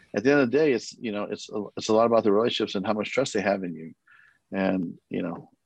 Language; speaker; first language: English; early bilingual, other home language; Korean